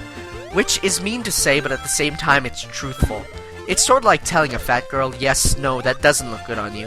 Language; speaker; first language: English; native; English